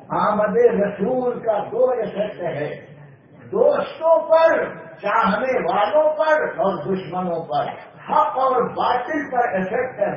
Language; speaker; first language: Urdu; native; Urdu